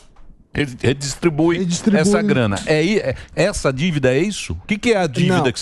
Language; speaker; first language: Portuguese; native; Portuguese